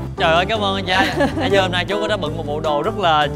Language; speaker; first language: Vietnamese; native; Vietnamese